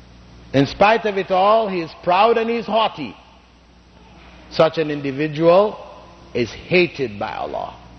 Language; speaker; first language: English; non-native, fluent; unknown